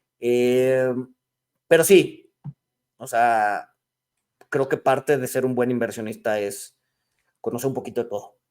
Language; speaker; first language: Spanish; native; Spanish